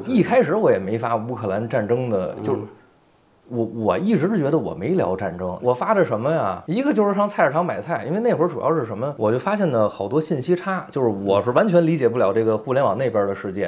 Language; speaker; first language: Chinese; native; Chinese